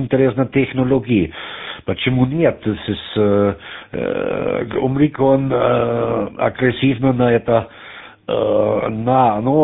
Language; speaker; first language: Russian; non-native, learner; German